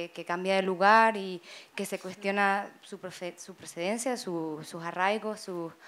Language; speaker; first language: Spanish; native; Spanish